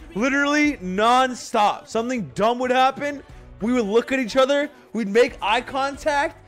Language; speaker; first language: English; native; English